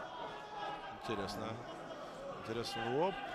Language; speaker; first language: Russian; native; Russian